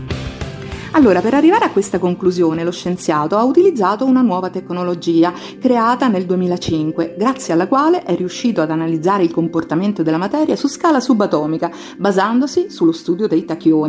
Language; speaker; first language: Italian; native; Italian